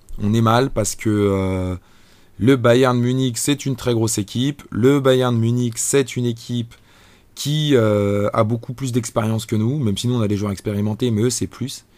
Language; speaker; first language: French; native; French